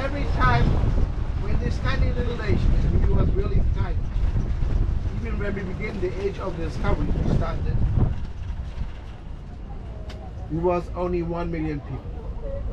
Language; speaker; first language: English; non-native, fluent; Portuguese